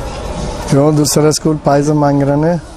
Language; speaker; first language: Hindi; non-native, learner; English